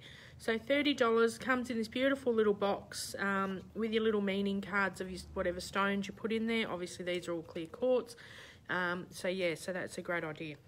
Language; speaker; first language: English; native; English